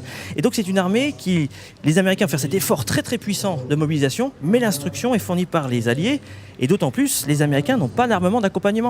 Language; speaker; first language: French; native; French